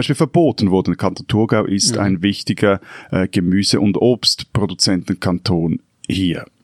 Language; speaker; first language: German; native; German